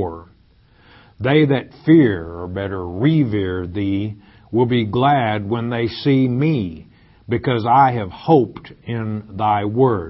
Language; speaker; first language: English; native; English